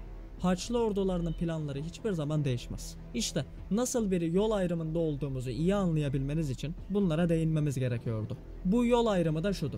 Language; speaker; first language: Turkish; native; Turkish